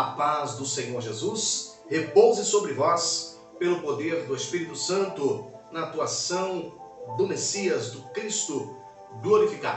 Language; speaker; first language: Portuguese; native; Portuguese